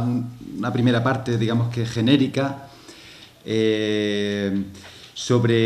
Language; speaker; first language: Spanish; native; Spanish